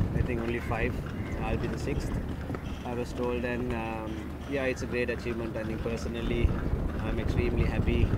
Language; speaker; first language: English; non-native, local second language; Sinhala